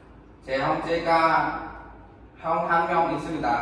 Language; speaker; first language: Korean; non-native, learner; Vietnamese